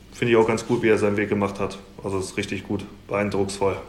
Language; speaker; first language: German; native; German